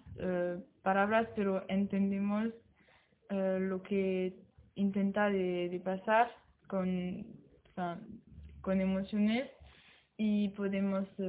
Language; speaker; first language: Spanish; non-native, learner; French